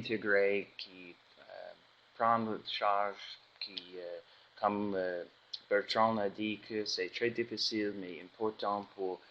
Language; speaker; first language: French; non-native, learner; English